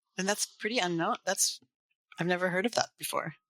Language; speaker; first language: English; native; English